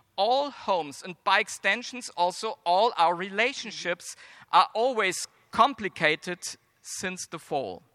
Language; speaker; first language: English; non-native, fluent; German